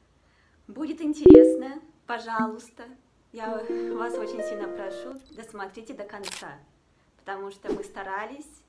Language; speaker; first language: Russian; early bilingual, heritage; Russian